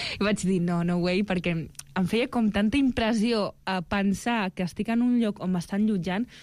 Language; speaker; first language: Catalan; early bilingual, other home language; Arabic